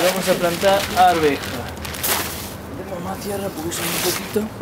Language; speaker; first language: Spanish; native; Spanish